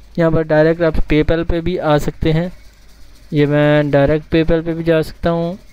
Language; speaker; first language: Urdu; non-native, local second language; Punjabi